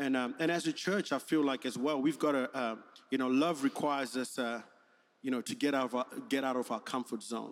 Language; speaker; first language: English; non-native, local second language; Shona